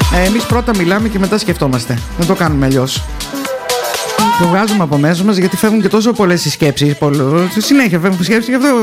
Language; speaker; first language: Greek; native; Greek